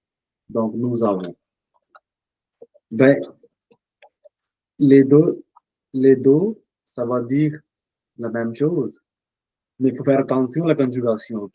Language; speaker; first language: French; non-native, fluent; Punjabi